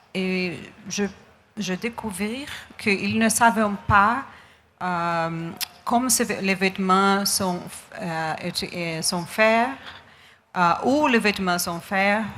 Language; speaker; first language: French; non-native, learner; Portuguese